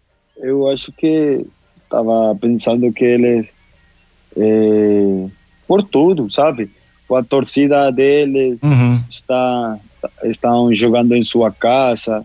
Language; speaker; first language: Portuguese; non-native, local second language; Spanish